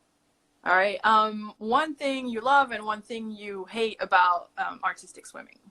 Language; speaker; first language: English; native; English